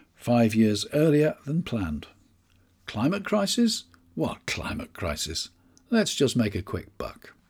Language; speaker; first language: English; native; English